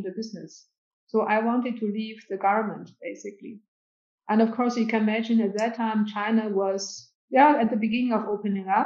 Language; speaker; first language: English; non-native, fluent; Chinese